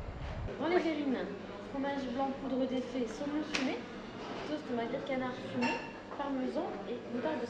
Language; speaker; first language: French; native; French